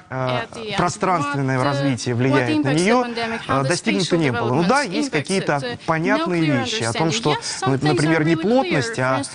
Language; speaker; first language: Russian; native; Russian